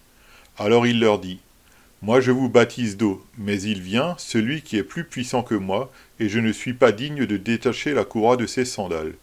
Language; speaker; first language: French; native; French